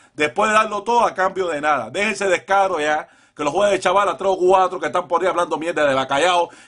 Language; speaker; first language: Spanish; native; Spanish